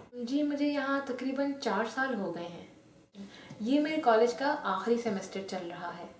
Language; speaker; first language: Hindi; non-native, local second language; Urdu